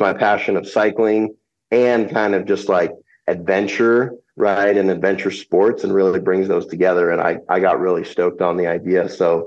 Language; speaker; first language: English; native; English